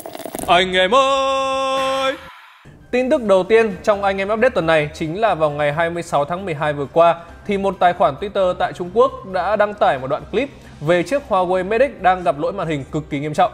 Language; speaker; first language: Vietnamese; native; Vietnamese